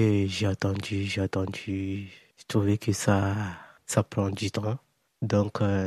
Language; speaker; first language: French; non-native, local second language; Comorian